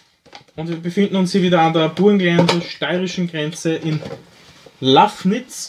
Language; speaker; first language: German; native; German